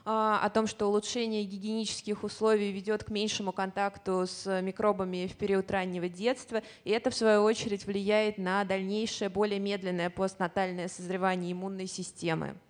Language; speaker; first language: Russian; native; Russian